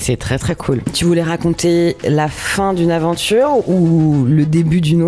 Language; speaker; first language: French; native; French